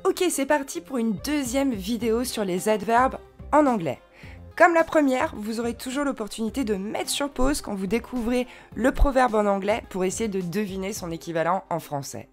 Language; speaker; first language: French; native; French